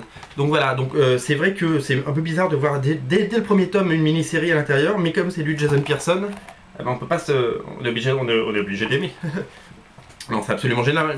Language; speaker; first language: French; native; French